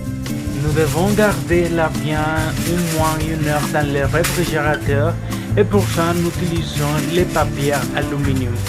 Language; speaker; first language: French; non-native, learner; Spanish